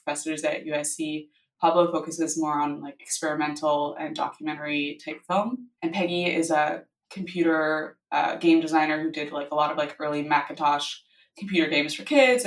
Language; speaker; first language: English; native; English